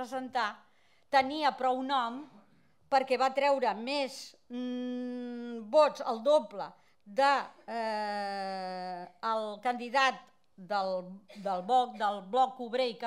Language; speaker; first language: Catalan; native; Catalan